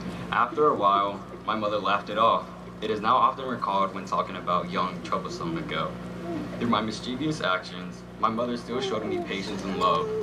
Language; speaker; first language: English; early bilingual, other home language; Spanish